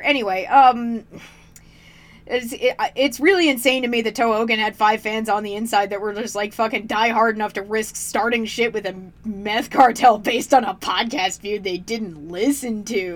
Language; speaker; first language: English; native; English